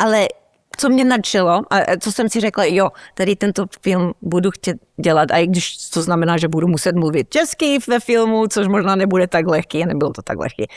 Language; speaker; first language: Czech; early bilingual, heritage; Czech